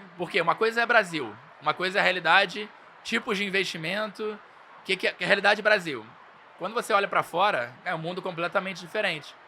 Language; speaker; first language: Portuguese; native; Portuguese